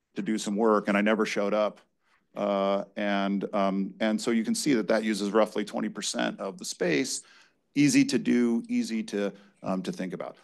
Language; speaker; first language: English; native; English